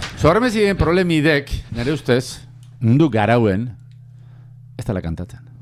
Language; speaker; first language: Basque; native; Basque